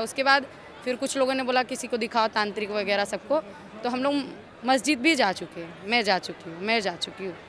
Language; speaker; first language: Hindi; native; Hindi